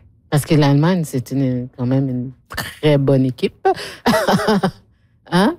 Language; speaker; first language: French; native; French